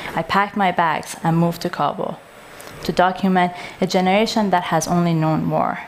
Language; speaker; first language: English; non-native, fluent; Persian